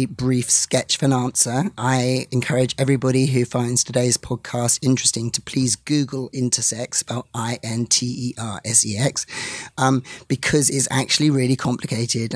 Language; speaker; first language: English; native; English